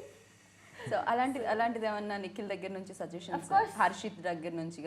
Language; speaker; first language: Telugu; native; Telugu